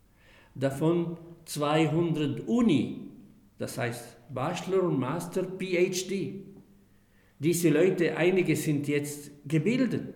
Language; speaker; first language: German; non-native, fluent; Arabic